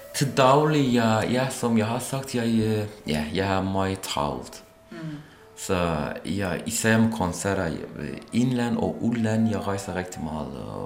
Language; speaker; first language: Danish; non-native, fluent; Kurdish